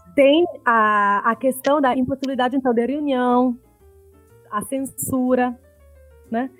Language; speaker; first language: Portuguese; non-native, fluent; Italian